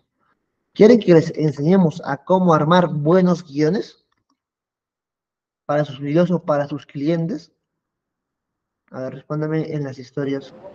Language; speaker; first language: Spanish; native; Spanish